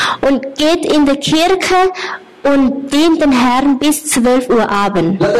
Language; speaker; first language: German; non-native, learner; Thai